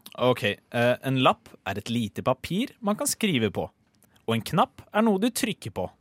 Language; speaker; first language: Norwegian; native; Norwegian